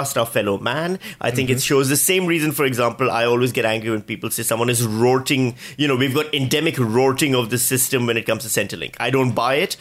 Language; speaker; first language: English; non-native, local second language; Urdu